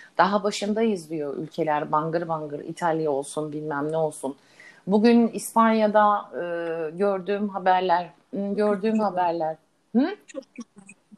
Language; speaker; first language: Turkish; native; Turkish